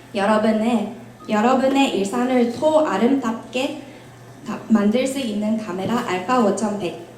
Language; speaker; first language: Korean; non-native, fluent; Japanese